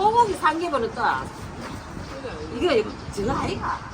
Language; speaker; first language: Korean; non-native, learner; Thai